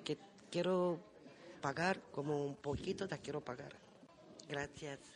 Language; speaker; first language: Spanish; non-native, learner; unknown